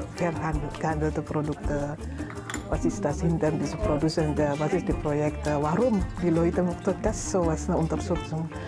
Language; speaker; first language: German; non-native, learner; Indonesian